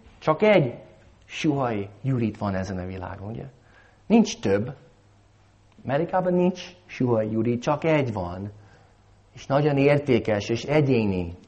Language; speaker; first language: Hungarian; non-native, fluent; English